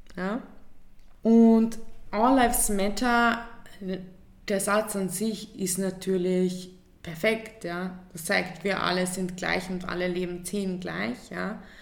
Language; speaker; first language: German; early bilingual, other home language; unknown